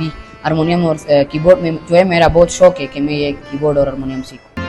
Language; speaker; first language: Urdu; non-native, local second language; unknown